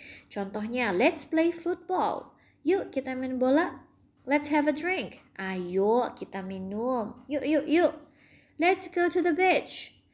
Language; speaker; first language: English; non-native, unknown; Indonesian